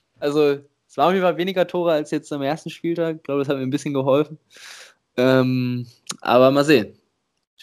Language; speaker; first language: German; native; German